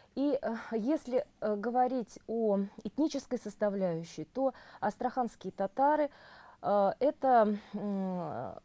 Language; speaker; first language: Russian; native; Russian